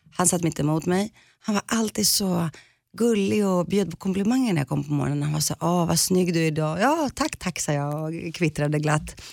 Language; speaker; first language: Swedish; early bilingual, other home language; Greek